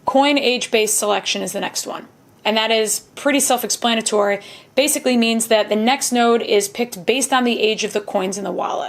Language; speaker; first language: English; native; English